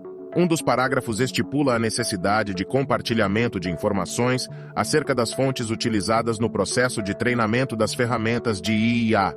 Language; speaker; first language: Portuguese; native; Portuguese